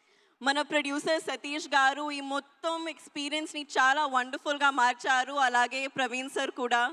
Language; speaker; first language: Telugu; non-native, learner; Hindi